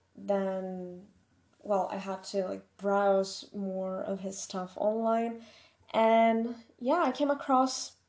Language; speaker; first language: English; non-native, fluent; Portuguese